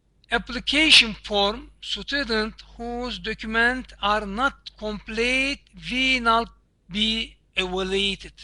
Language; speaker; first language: English; non-native, learner; Turkish